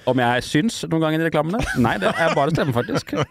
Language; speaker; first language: Norwegian; native; Norwegian